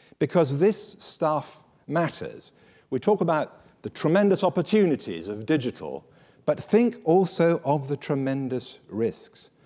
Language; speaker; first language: English; native; English